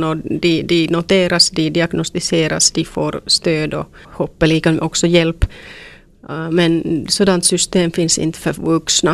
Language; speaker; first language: Swedish; non-native, local second language; Finnish